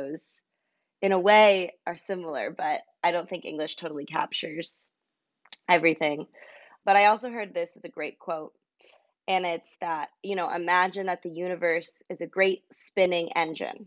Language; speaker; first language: English; native; English